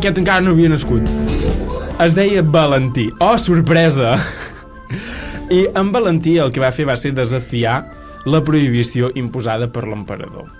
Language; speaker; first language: Catalan; native; Catalan